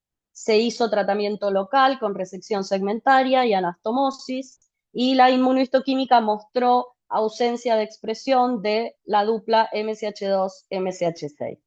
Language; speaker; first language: Spanish; native; Spanish